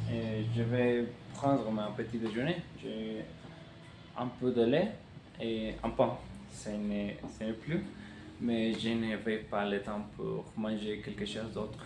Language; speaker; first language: French; non-native, fluent; Spanish